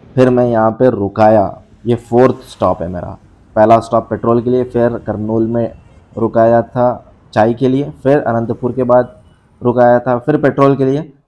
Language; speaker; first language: Hindi; non-native, local second language; Urdu